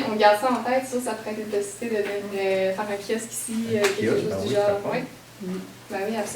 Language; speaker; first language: French; native; French